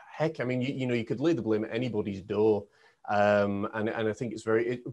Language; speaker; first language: English; native; English